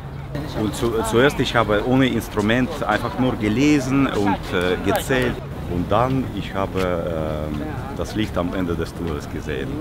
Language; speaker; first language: German; non-native, fluent; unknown